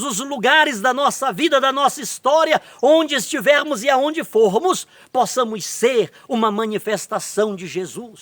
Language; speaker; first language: Portuguese; native; Portuguese